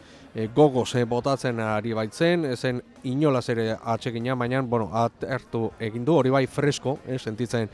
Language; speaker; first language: Basque; native; Basque